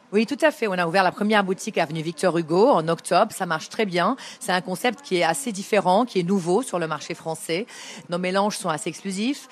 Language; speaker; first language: French; non-native, local second language; Arabic